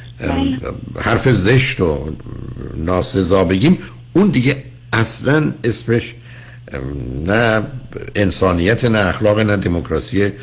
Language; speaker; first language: Persian; native; Persian